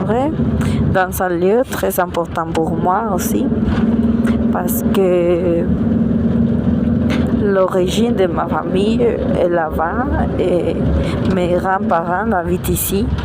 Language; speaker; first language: French; non-native, learner; Spanish